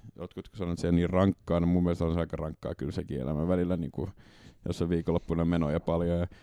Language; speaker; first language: Finnish; native; Finnish